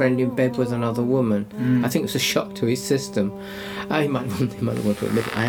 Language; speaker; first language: English; native; English